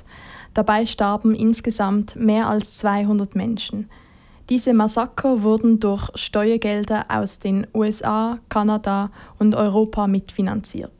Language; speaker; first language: German; native; German